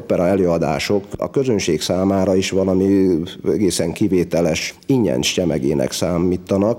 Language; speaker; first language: Hungarian; native; Hungarian